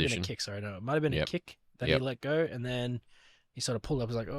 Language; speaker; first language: English; native; English